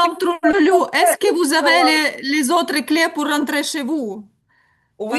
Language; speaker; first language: French; non-native, learner; Ukrainian